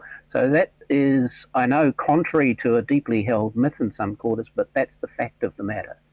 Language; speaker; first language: English; native; English